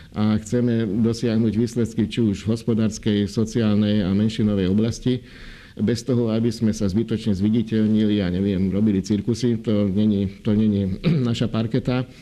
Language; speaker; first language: Slovak; non-native, local second language; Hungarian